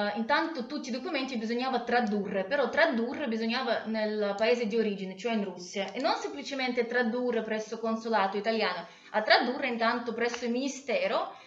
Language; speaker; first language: Italian; non-native, fluent; Russian